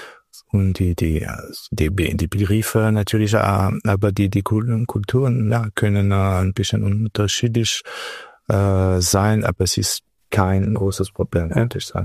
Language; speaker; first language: German; non-native, local second language; French